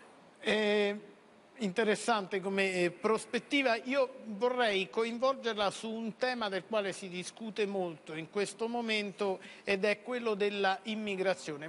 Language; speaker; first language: Italian; native; Italian